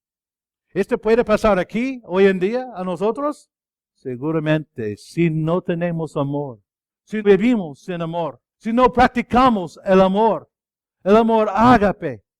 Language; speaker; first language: Spanish; non-native, fluent; English